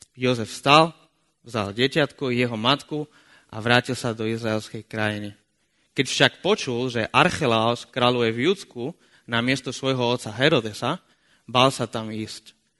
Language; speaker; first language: Slovak; non-native, fluent; Spanish